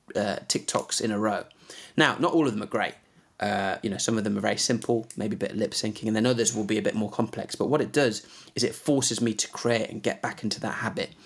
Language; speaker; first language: English; native; English